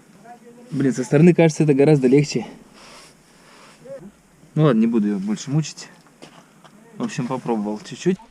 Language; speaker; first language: Russian; native; Russian